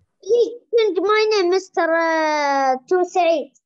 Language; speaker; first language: English; non-native, learner; Arabic